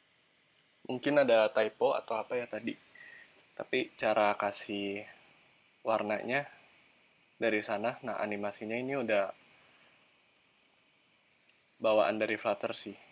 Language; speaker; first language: Indonesian; native; Indonesian